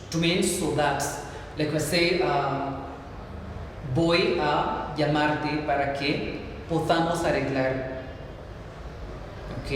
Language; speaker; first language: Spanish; non-native, learner; English